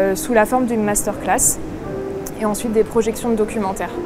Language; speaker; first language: French; native; French